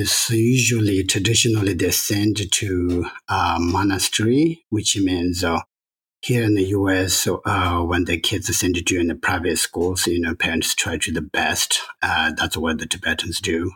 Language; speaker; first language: English; non-native, learner; Chinese